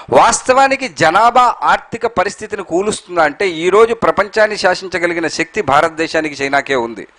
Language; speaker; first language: Telugu; non-native, local second language; Urdu